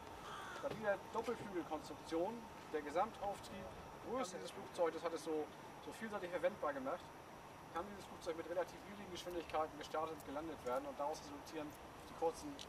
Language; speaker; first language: German; native; German